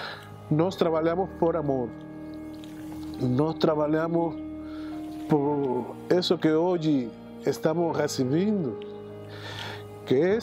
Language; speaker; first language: Portuguese; non-native, fluent; Spanish